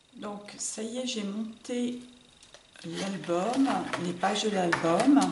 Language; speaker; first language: French; native; French